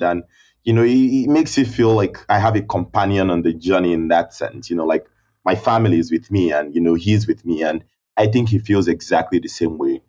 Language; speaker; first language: English; non-native, local second language; Igbo